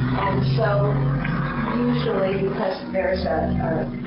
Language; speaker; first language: English; native; English